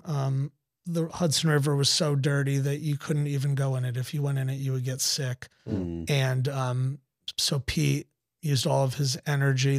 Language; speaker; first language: English; native; English